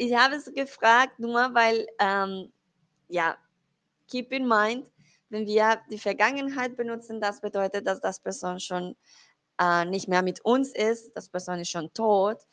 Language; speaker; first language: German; non-native, fluent; Spanish